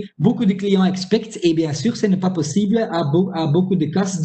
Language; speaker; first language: French; non-native, local second language; Dutch